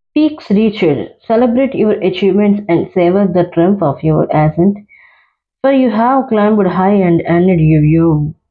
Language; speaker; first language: English; non-native, local second language; Telugu